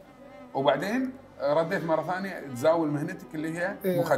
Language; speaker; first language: Arabic; native; Arabic